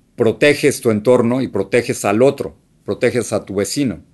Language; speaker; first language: Spanish; native; Spanish